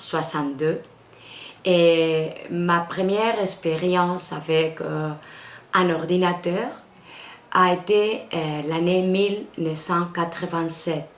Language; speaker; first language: French; non-native, learner; Spanish